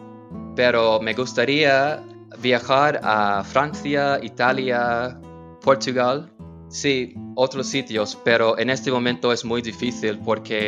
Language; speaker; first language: Spanish; non-native, learner; English